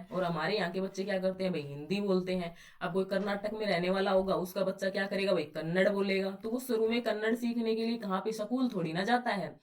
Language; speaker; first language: Hindi; native; Hindi